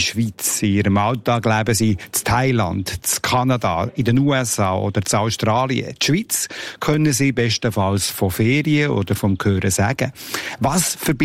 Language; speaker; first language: German; native; German